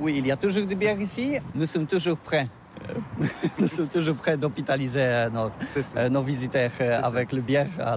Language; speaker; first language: French; non-native, learner; Polish